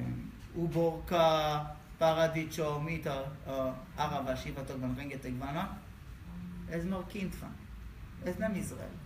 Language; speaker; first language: Hungarian; non-native, learner; Hebrew